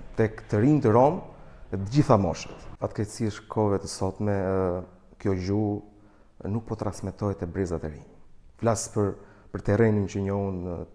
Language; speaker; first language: Albanian; non-native, local second language; Romany